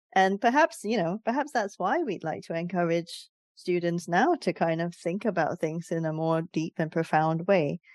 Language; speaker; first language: English; native; English